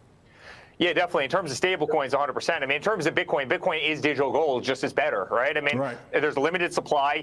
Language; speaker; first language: English; native; English